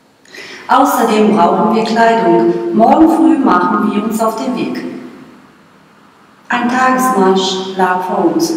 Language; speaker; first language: German; non-native, fluent; Bosnian